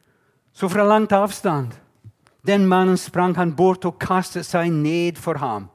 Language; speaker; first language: Swedish; non-native, fluent; English